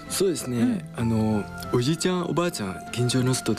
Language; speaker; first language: Japanese; non-native, learner; Khmer